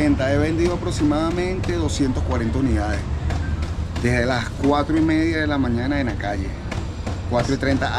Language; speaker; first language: Spanish; native; Spanish